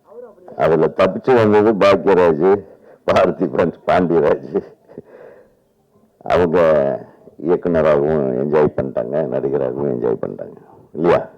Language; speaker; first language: Tamil; native; Tamil